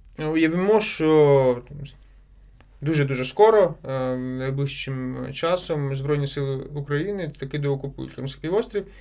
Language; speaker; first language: Ukrainian; non-native, local second language; Crimean Tatar